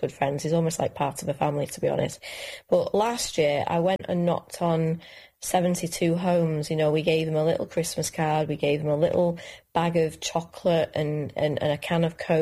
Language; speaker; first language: English; native; English